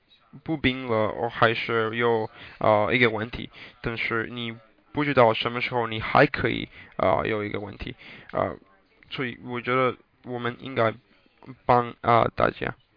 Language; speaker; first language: Chinese; non-native, learner; English